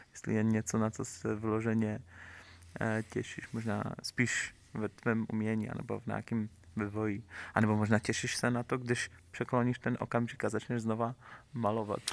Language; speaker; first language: Czech; native; Czech